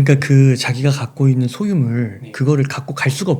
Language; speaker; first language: Korean; native; Korean